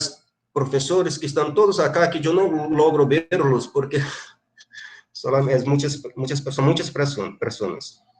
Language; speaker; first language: Spanish; non-native, fluent; Portuguese